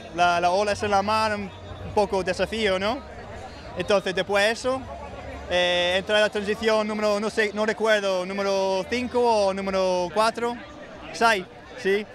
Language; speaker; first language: Spanish; non-native, fluent; English